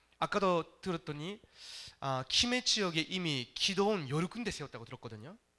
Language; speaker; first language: Korean; non-native, fluent; Japanese